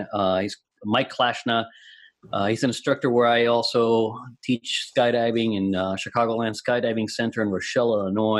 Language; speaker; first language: English; non-native, fluent; Spanish